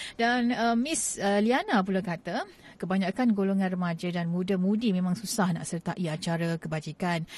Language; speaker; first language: Malay; native; Malay